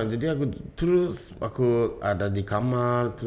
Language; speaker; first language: Indonesian; non-native, learner; Japanese